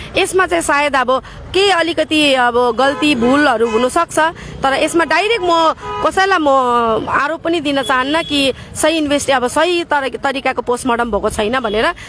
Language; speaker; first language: Nepali; native; Nepali